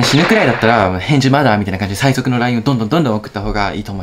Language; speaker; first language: Japanese; native; Japanese